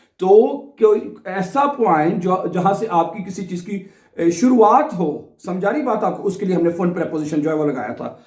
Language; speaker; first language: Urdu; non-native, local second language; Punjabi